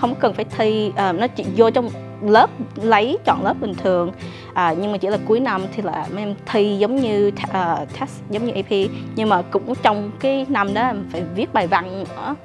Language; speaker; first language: Vietnamese; early bilingual, heritage; Vietnamese